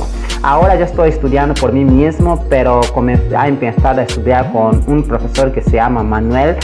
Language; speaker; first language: Spanish; non-native, learner; Portuguese